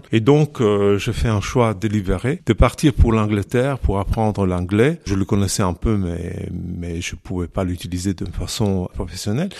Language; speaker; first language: French; non-native, fluent; Italian